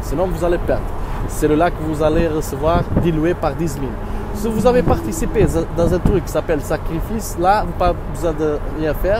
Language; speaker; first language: French; non-native, learner; Portuguese